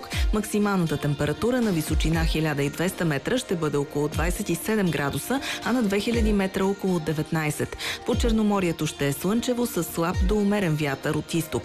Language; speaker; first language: Bulgarian; native; Bulgarian